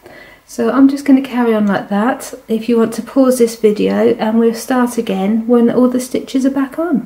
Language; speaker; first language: English; native; English